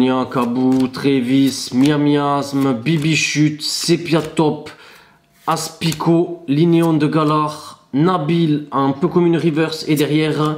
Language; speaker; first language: French; native; French